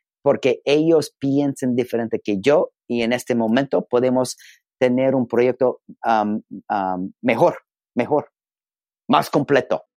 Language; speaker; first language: Spanish; non-native, learner; English